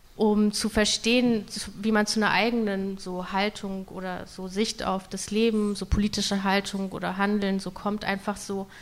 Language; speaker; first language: German; non-native, local second language; Russian